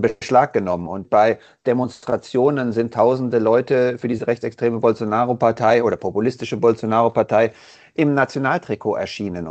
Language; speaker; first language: German; native; German